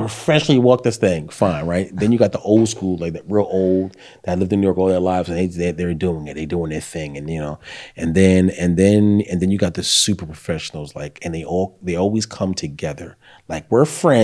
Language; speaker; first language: English; native; English